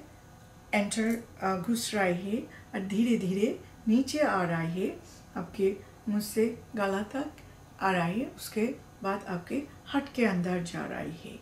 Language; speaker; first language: Hindi; non-native, learner; Bangla